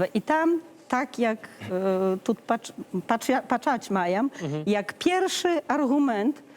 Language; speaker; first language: Polish; non-native, learner; Belarusian